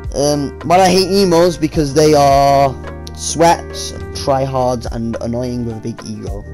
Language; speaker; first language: English; native; English